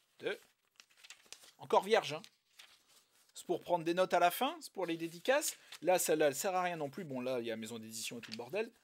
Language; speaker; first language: French; native; French